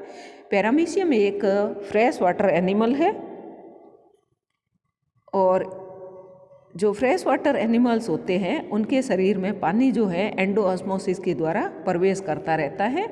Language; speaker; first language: Hindi; native; Hindi